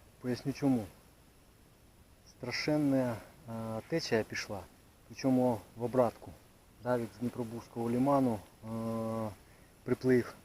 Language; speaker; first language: Ukrainian; native; Ukrainian